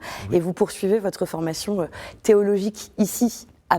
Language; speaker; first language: French; native; French